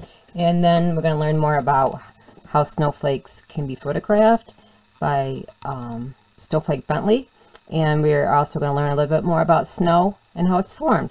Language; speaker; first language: English; native; English